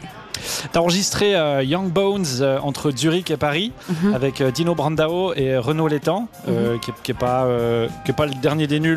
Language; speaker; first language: French; native; French